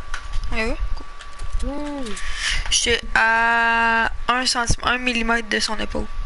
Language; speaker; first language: French; native; French